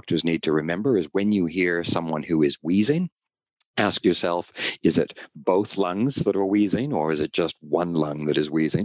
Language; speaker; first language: English; native; English